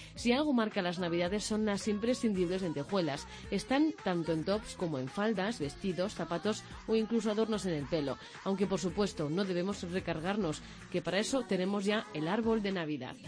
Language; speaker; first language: Spanish; native; Spanish